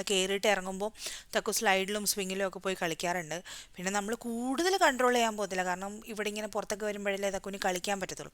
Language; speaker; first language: Malayalam; native; Malayalam